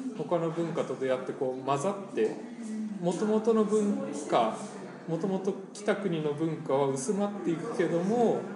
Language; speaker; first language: Japanese; early bilingual, heritage; Japanese